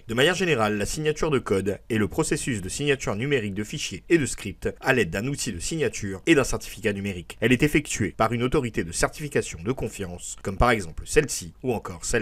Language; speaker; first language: French; native; French